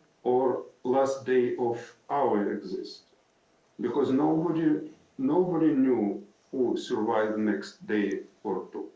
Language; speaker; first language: English; non-native, fluent; Ukrainian